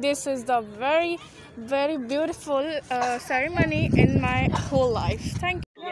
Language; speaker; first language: English; non-native, learner; Urdu